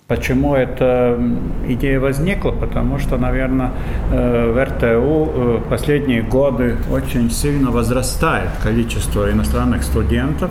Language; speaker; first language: Russian; non-native, fluent; Latvian